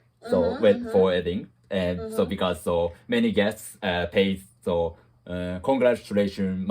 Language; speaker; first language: English; non-native, learner; Japanese